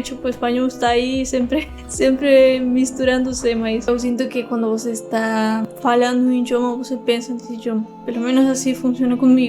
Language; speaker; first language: Portuguese; non-native, fluent; Spanish